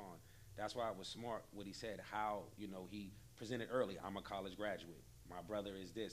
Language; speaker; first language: English; native; English